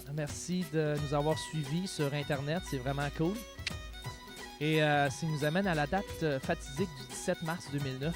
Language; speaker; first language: French; native; French